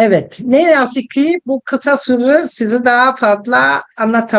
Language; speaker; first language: Turkish; non-native, learner; German